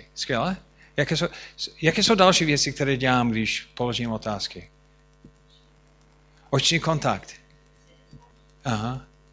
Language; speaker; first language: Czech; non-native, fluent; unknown